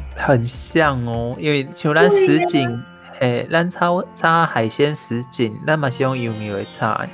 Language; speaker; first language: Min Nan Chinese; native; Min Nan Chinese